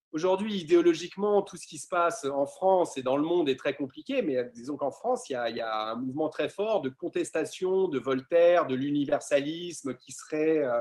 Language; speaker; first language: French; native; French